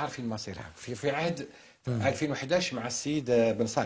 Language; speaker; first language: Arabic; native; Arabic